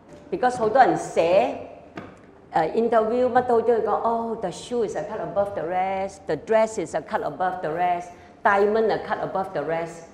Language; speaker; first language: English; non-native, local second language; Cantonese